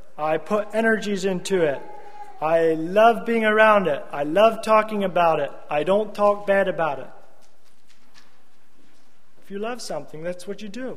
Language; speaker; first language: English; native; English